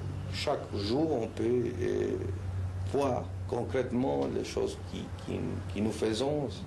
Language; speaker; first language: French; non-native, fluent; Spanish